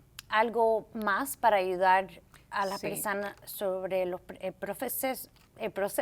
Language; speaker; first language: Spanish; early bilingual, heritage; Spanish